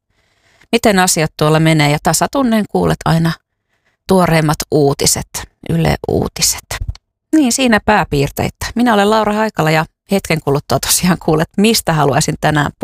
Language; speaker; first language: Finnish; native; Finnish